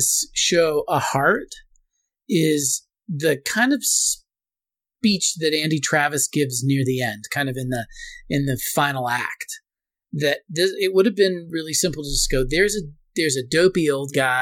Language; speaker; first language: English; native; English